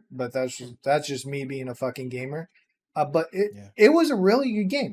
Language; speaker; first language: English; native; English